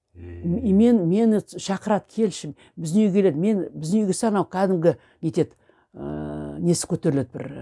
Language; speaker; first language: Kazakh; native; Kazakh